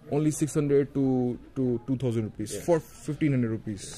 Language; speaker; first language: English; non-native, local second language; Hindi